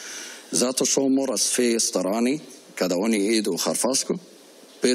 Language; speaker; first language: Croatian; non-native, learner; Arabic